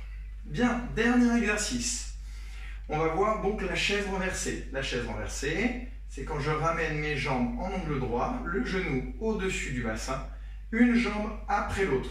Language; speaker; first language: French; native; French